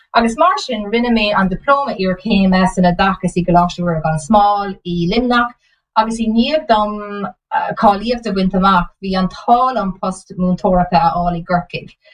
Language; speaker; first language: Irish; non-native, local second language; English